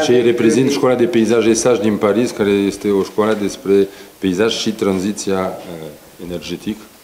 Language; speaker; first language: Romanian; non-native, fluent; French